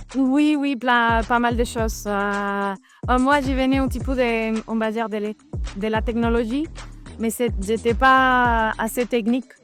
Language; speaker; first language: French; non-native, fluent; Spanish